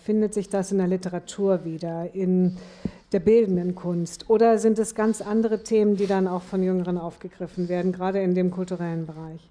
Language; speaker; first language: German; native; German